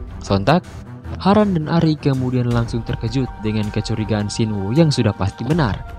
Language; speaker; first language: Indonesian; native; Indonesian